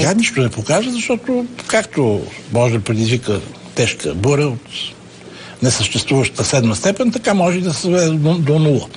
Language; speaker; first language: Bulgarian; native; Bulgarian